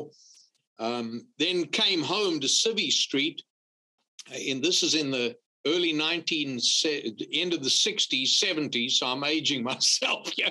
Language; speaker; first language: English; native; English